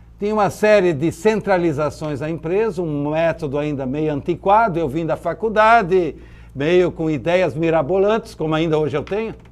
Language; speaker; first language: Portuguese; native; Portuguese